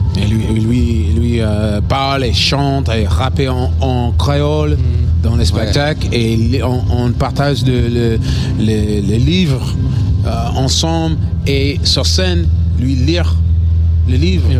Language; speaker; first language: French; non-native, learner; English